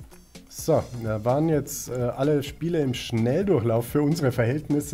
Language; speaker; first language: German; native; German